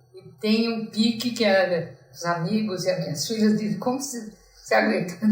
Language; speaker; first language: Portuguese; native; Portuguese